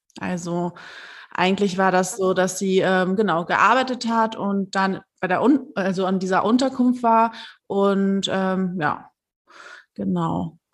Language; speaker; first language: German; early bilingual, other home language; Turkish